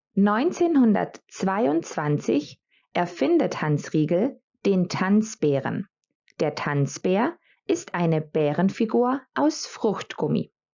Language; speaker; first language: German; non-native, fluent; Croatian